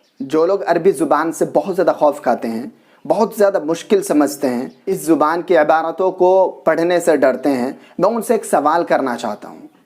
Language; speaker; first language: Urdu; native; Urdu